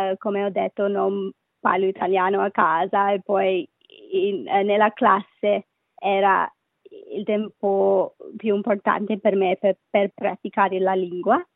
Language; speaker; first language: Italian; non-native, learner; Sinhala